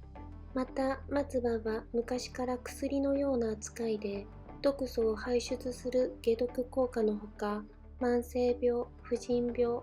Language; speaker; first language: Japanese; native; Japanese